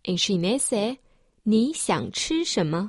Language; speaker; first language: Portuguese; non-native, fluent; Chinese